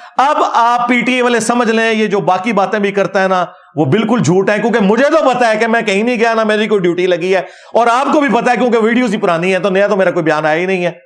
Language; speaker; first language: Urdu; non-native, local second language; Punjabi